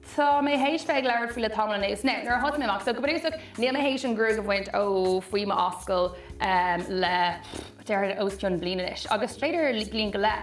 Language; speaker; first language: Irish; non-native, local second language; English